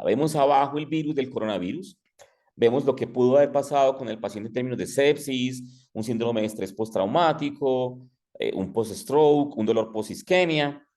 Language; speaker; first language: Spanish; native; Spanish